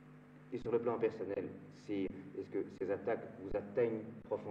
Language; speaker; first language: French; native; French